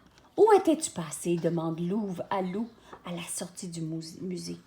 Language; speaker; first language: French; native; French